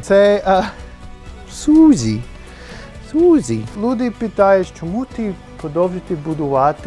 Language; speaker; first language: Ukrainian; non-native, learner; English